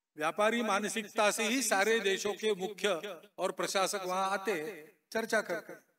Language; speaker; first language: Hindi; non-native, local second language; Marathi